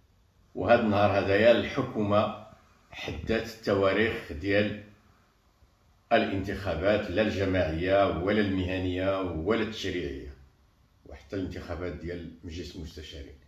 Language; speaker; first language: Arabic; native; Arabic